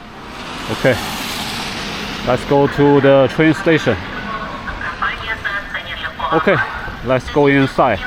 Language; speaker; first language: English; non-native, fluent; Chinese